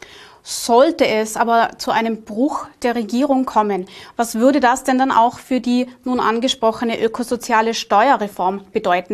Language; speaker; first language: German; native; German